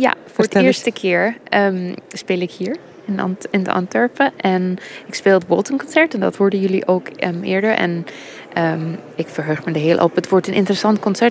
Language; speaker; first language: Dutch; non-native, fluent; English